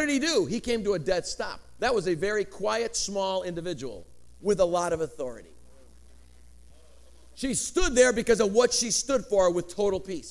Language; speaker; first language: English; early bilingual, other home language; Greek